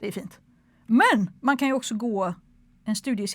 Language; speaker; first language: Swedish; native; Swedish